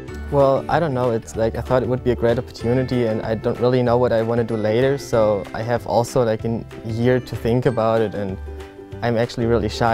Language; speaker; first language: English; non-native, fluent; German